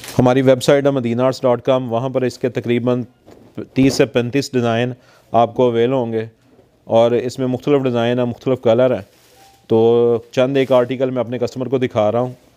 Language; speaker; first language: Urdu; non-native, local second language; Punjabi